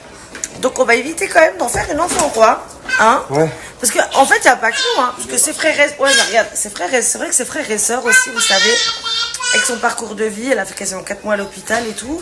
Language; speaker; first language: French; native; French